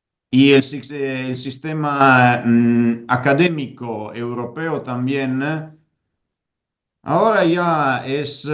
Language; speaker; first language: Spanish; non-native, fluent; Italian